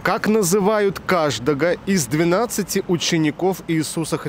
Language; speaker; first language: Russian; native; Russian